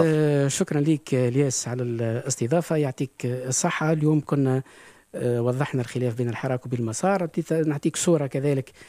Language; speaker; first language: Arabic; native; Arabic